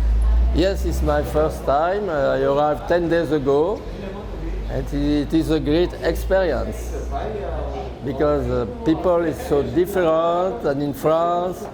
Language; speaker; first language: English; non-native, fluent; French